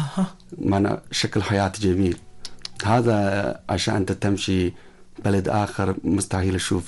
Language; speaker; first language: Arabic; non-native, learner; Chinese